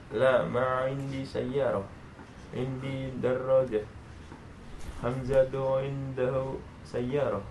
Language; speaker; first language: Arabic; non-native, learner; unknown